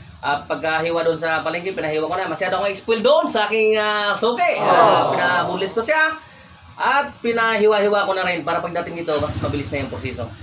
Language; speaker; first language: Filipino; non-native, local second language; Cebuano